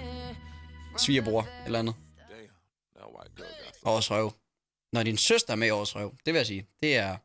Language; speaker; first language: Danish; native; Danish